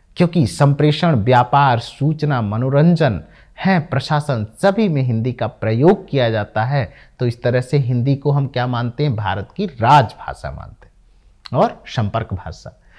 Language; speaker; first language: Hindi; native; Hindi